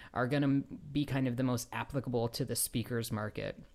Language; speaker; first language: English; native; English